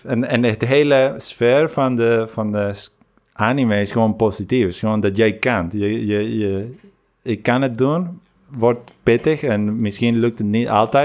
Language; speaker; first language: Dutch; non-native, fluent; Spanish